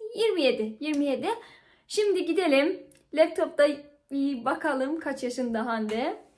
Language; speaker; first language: Turkish; non-native, fluent; Persian